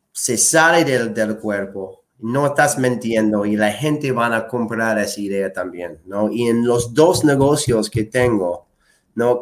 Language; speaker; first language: Spanish; non-native, fluent; English